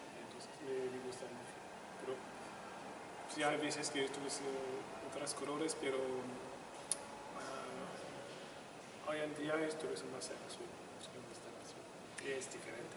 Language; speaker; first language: Spanish; non-native, learner; French